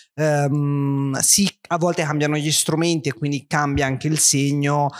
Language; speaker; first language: Italian; native; Italian